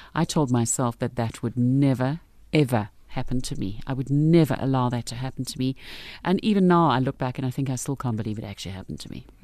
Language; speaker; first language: English; native; English